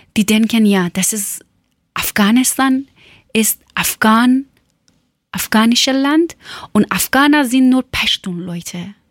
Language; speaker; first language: German; non-native, learner; Persian